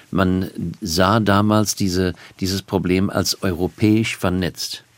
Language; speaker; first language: German; non-native, fluent; English